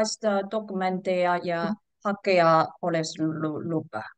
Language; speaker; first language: Finnish; non-native, learner; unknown